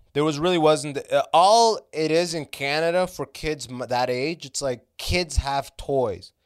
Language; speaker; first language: English; early bilingual, other home language; Arabic